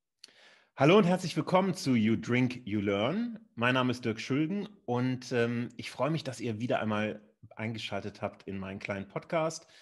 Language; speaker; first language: German; native; German